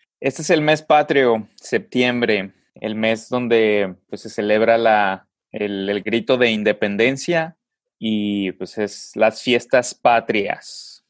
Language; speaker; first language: Spanish; native; Spanish